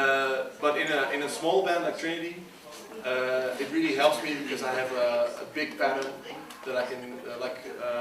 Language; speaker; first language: English; non-native, fluent; Dutch